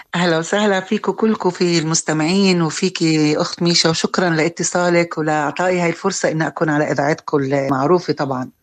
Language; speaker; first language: Arabic; native; Arabic